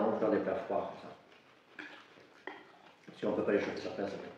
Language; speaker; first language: French; native; French